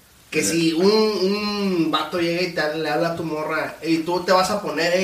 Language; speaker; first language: Spanish; early bilingual, heritage; Spanish